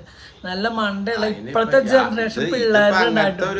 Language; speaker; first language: Malayalam; native; Malayalam